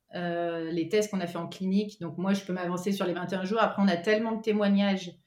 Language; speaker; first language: French; native; French